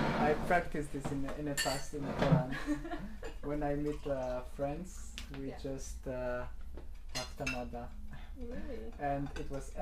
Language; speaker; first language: English; non-native, learner; Polish